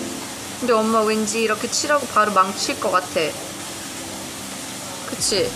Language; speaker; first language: Korean; early bilingual, heritage; Korean